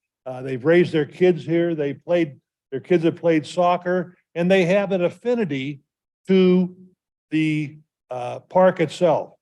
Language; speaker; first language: English; native; English